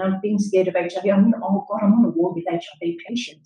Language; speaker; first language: English; native; English